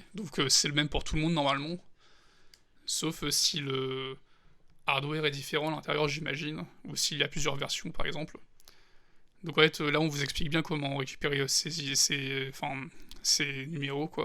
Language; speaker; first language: French; native; French